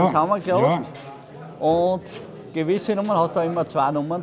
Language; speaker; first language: German; native; German